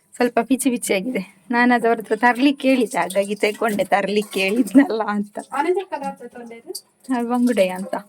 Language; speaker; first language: Kannada; native; Kannada